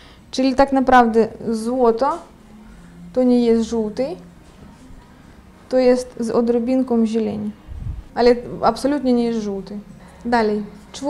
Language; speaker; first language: Polish; non-native, fluent; Ukrainian